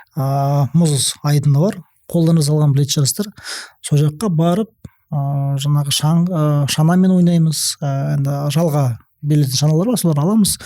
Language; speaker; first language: Kazakh; non-native, local second language; Russian